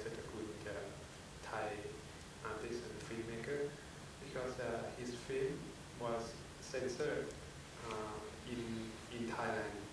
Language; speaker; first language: English; non-native, fluent; Thai